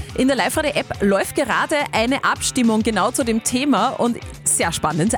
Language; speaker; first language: German; native; German